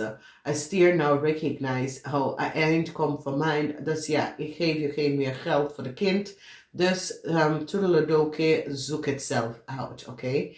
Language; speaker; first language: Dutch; non-native, learner; English